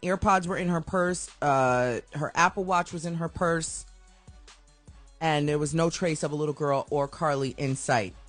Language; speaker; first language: English; native; English